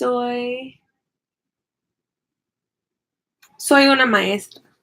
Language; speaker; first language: Spanish; non-native, fluent; English